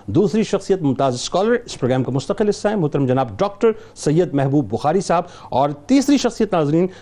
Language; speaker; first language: Urdu; native; Urdu